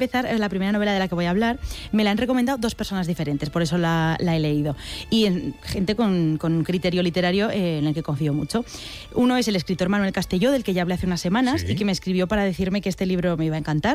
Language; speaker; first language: Spanish; native; Spanish